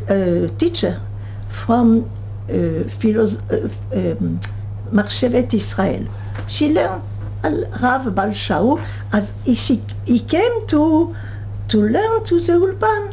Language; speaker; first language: English; non-native, learner; French